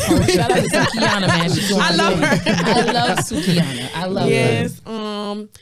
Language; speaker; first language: English; native; English